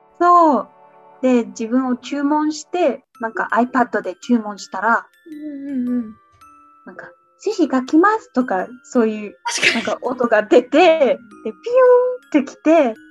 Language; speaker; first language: Japanese; non-native, fluent; English